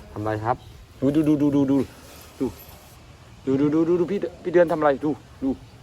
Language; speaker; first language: Thai; native; Thai